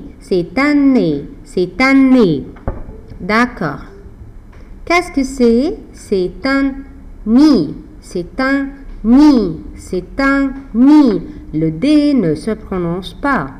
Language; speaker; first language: French; non-native, fluent; Arabic